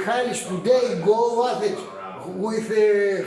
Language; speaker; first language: English; non-native, learner; Greek